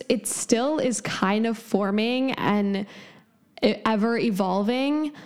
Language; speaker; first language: English; native; English